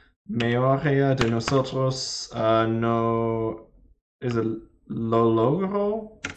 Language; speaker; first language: Spanish; non-native, learner; English